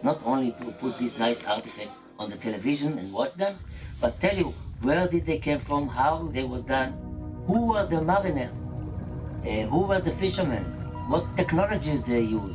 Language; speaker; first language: English; non-native, fluent; Hebrew